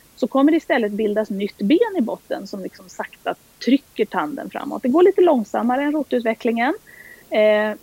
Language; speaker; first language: Swedish; native; Swedish